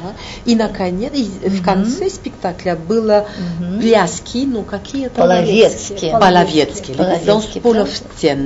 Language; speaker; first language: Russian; non-native, fluent; French